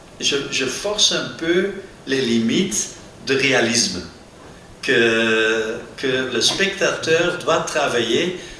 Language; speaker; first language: French; non-native, local second language; Dutch